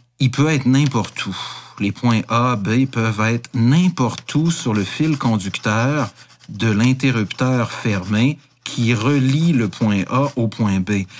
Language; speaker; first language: French; native; French